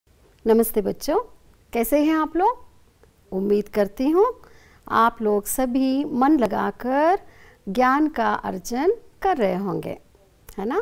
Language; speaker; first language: Hindi; non-native, local second language; Kannada